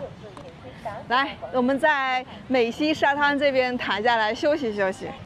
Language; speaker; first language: Chinese; native; Chinese